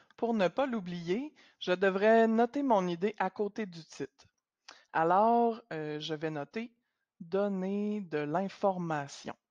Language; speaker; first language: French; native; French